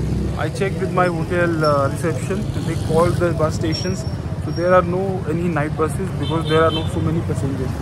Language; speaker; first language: English; non-native, local second language; Hindi